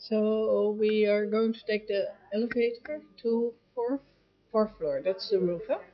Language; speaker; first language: English; non-native, fluent; Dutch